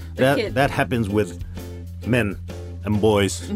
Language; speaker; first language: English; early bilingual, other home language; Japanese